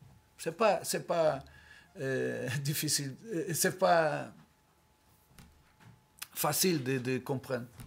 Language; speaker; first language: French; non-native, learner; Portuguese